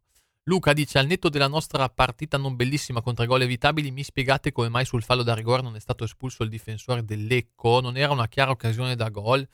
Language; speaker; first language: Italian; native; Italian